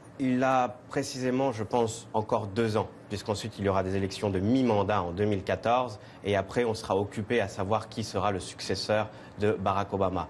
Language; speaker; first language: French; native; French